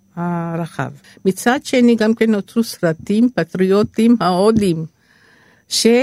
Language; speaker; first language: Hebrew; non-native, fluent; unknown